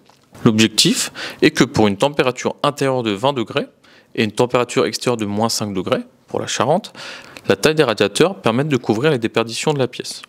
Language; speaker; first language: French; native; French